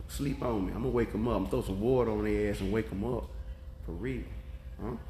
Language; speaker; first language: English; native; English